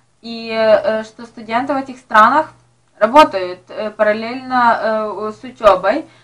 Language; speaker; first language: Russian; non-native, local second language; Ukrainian